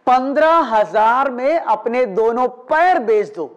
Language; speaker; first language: Hindi; non-native, local second language; Malayalam